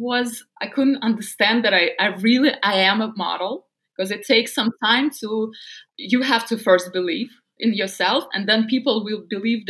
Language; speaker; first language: English; non-native, fluent; Russian